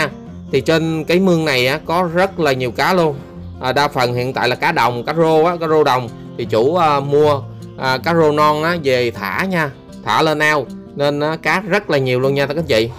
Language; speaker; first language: Vietnamese; native; Vietnamese